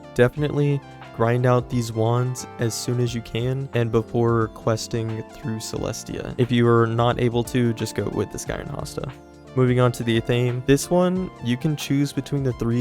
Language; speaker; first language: English; native; English